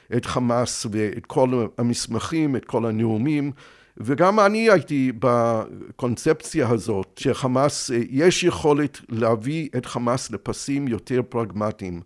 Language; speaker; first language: Hebrew; non-native, fluent; English